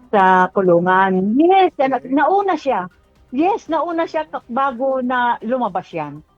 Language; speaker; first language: Filipino; non-native, local second language; Iloko